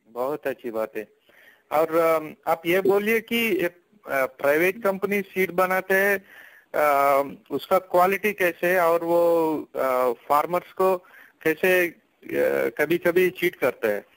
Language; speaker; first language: Hindi; non-native, local second language; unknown